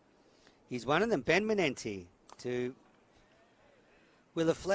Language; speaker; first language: English; native; English